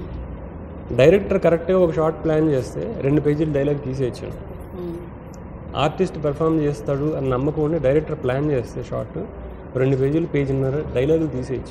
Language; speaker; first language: Telugu; native; Telugu